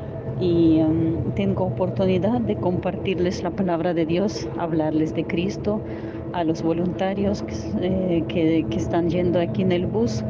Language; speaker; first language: Spanish; non-native, fluent; Ukrainian